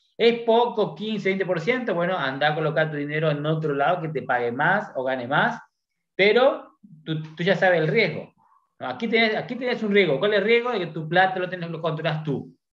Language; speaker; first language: Spanish; native; Spanish